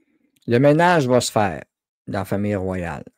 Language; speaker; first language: French; native; French